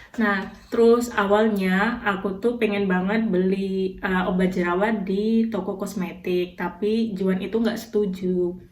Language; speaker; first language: Indonesian; native; Indonesian